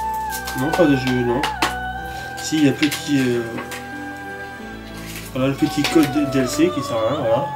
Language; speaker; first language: French; native; French